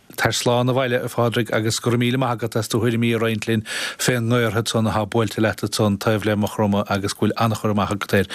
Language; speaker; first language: Irish; native; Irish